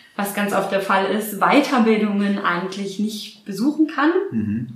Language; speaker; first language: German; native; German